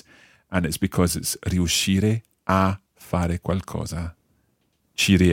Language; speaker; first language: Italian; non-native, fluent; English